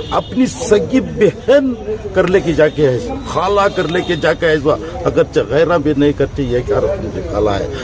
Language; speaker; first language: Hindi; non-native, local second language; Urdu